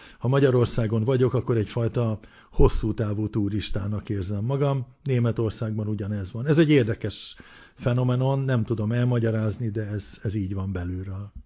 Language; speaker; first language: Hungarian; early bilingual, heritage; Hungarian